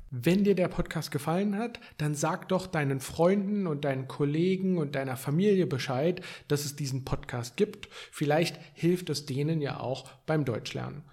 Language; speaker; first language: German; native; German